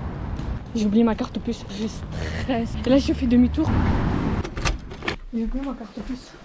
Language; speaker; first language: French; native; French